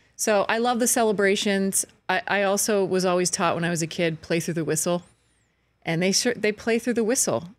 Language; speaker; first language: English; native; English